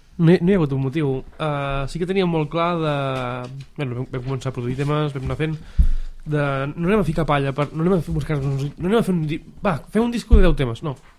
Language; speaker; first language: Catalan; native; Catalan